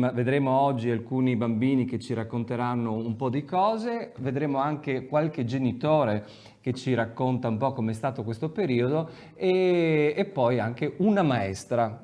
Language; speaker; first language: Italian; native; Italian